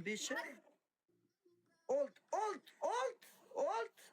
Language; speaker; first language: English; non-native, learner; Turkish